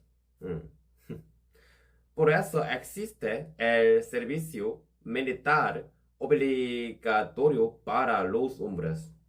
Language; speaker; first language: Spanish; non-native, learner; Korean